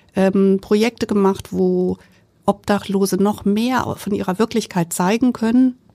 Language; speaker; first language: German; native; German